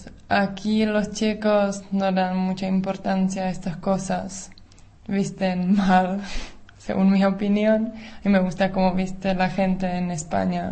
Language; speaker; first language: Spanish; non-native, fluent; Czech